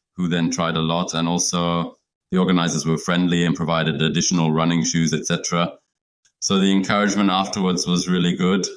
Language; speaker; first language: English; non-native, fluent; German